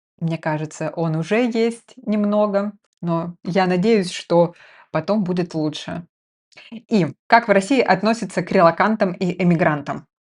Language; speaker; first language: Russian; native; Russian